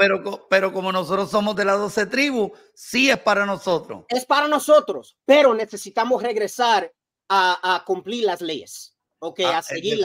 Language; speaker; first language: Spanish; early bilingual, heritage; Spanish